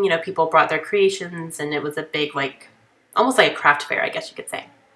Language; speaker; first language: English; native; English